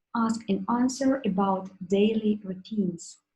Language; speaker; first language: English; non-native, fluent; Russian